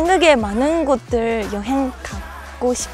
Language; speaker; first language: Korean; non-native, fluent; Japanese